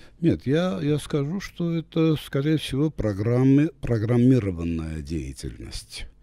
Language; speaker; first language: Russian; non-native, local second language; Armenian